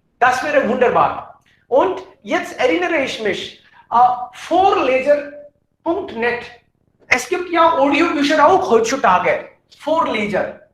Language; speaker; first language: German; non-native, fluent; Hindi